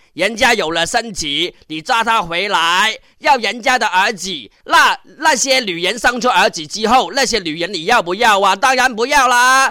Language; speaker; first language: Chinese; non-native, local second language; Cantonese